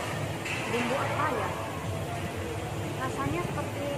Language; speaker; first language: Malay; non-native, local second language; Sundanese